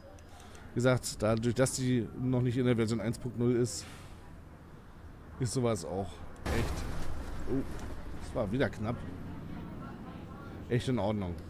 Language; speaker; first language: German; native; German